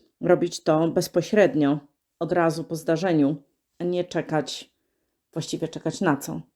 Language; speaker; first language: Polish; native; Polish